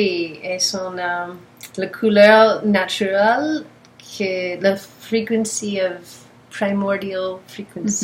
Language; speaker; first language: French; non-native, learner; English